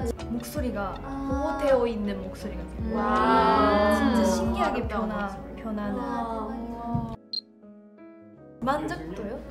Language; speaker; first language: Korean; non-native, fluent; Japanese